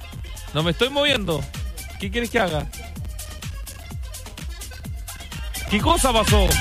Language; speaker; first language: Spanish; native; Spanish